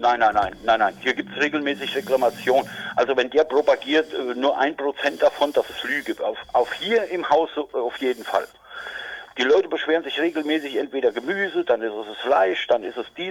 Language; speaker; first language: German; native; German